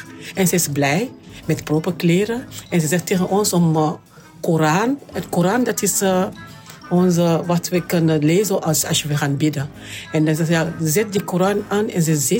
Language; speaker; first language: Dutch; non-native, learner; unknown